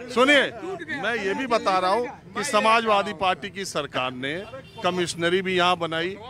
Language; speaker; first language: Hindi; native; Hindi